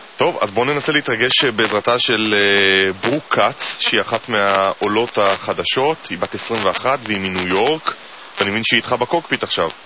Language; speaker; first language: Hebrew; native; Hebrew